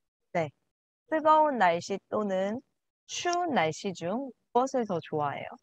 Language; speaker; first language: Korean; non-native, learner; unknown